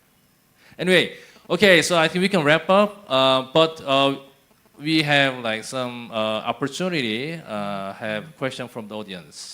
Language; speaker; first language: English; non-native, fluent; Korean